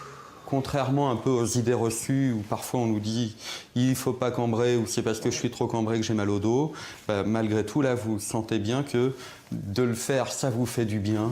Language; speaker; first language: French; native; French